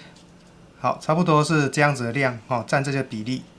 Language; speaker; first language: Chinese; native; Chinese